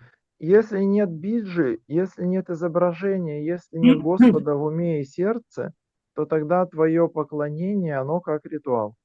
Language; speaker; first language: Russian; native; Russian